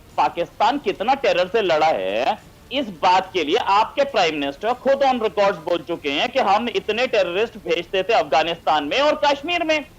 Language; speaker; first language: Hindi; native; Hindi